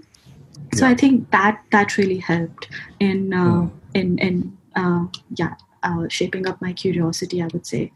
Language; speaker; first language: English; non-native, local second language; Hindi